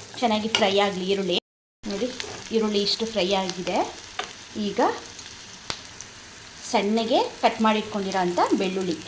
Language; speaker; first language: Kannada; native; Kannada